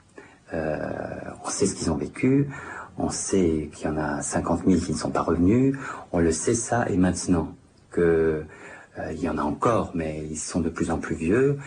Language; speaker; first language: French; native; French